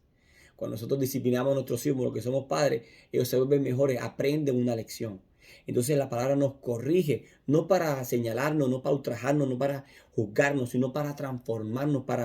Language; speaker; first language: Spanish; native; Spanish